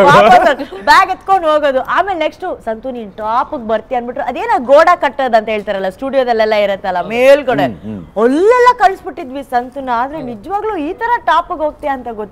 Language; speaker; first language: Kannada; native; Kannada